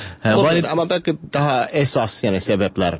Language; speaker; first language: Turkish; non-native, fluent; English